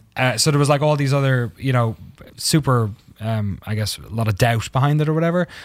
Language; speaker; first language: English; native; English